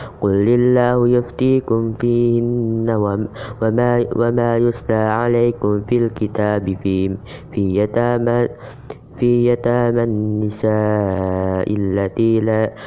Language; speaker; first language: Arabic; non-native, learner; Indonesian